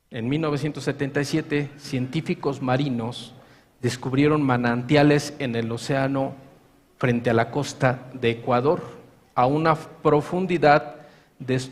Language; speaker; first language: Spanish; native; Spanish